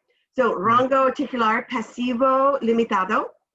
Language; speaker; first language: Spanish; non-native, learner; English